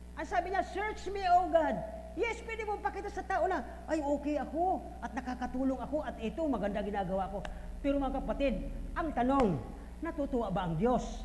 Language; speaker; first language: Filipino; non-native, local second language; Bikol